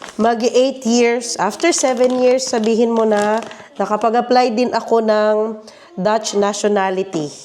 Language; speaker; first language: Filipino; native; Filipino